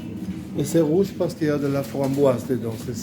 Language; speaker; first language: French; non-native, fluent; Spanish